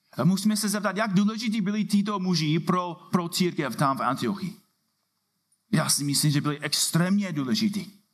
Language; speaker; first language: Czech; non-native, fluent; English